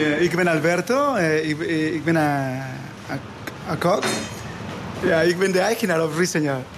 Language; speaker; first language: Dutch; non-native, learner; Spanish